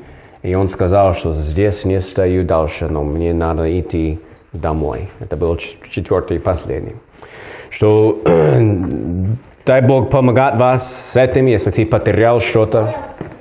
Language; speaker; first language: Russian; non-native, learner; English